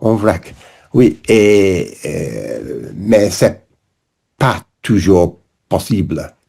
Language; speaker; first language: French; non-native, learner; English